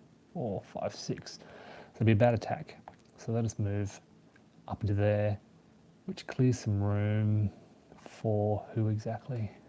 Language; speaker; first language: English; native; English